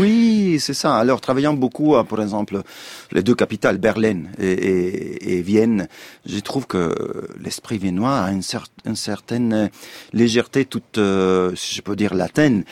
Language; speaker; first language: French; non-native, fluent; Italian